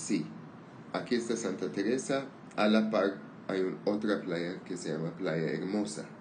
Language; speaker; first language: Spanish; non-native, learner; Armenian